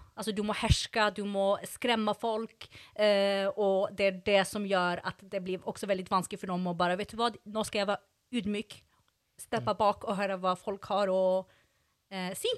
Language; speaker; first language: Norwegian; non-native, fluent; Swedish